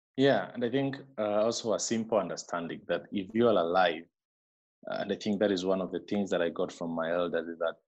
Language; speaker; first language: English; non-native, local second language; Meru